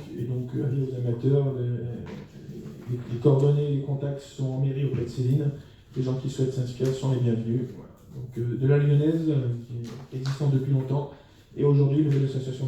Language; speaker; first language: French; native; French